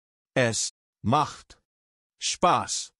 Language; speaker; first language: German; non-native, learner; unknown